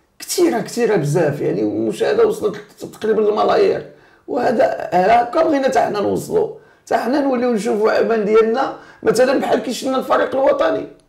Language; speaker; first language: Arabic; native; Arabic